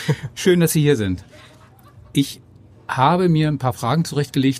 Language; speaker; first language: German; native; German